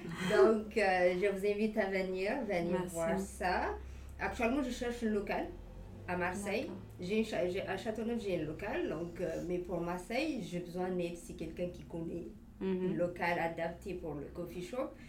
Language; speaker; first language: French; non-native, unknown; Amharic